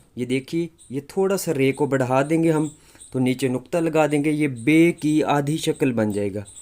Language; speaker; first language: Urdu; non-native, local second language; Punjabi